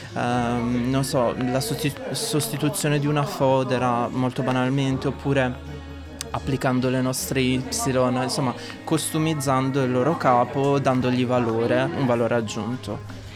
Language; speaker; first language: Italian; native; Italian